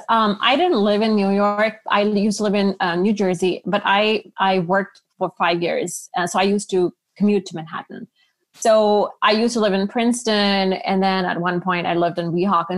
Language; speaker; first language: English; non-native, local second language; Urdu